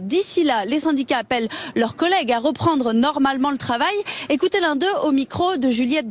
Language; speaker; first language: French; native; French